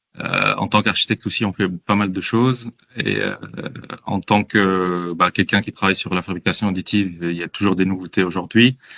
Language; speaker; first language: French; non-native, fluent; Arabic